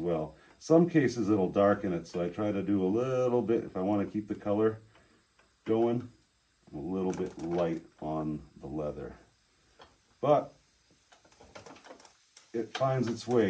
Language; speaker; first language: English; native; English